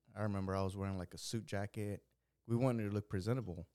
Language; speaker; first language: English; early bilingual, other home language; Spanish